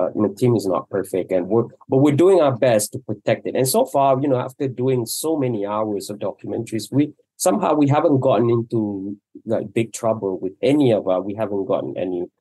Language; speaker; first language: English; non-native, local second language; Malay